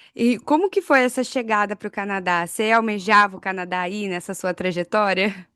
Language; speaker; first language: Portuguese; native; Portuguese